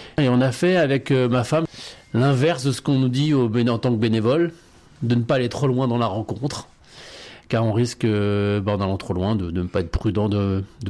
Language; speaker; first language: French; native; French